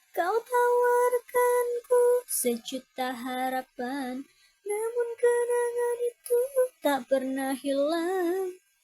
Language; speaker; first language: Indonesian; native; Indonesian